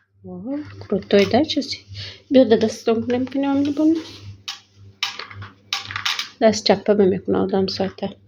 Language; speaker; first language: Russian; non-native, fluent; Tajik